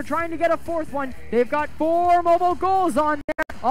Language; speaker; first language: English; native; English